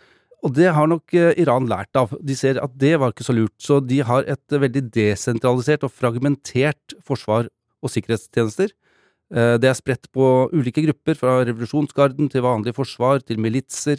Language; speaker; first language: Norwegian; native; Norwegian